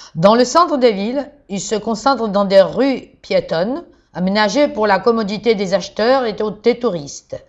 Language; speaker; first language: French; non-native, fluent; Georgian